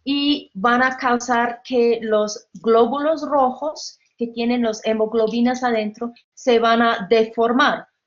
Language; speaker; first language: Spanish; non-native, fluent; English